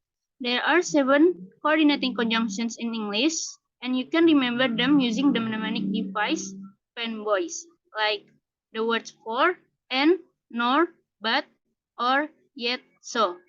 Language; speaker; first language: English; non-native, learner; Indonesian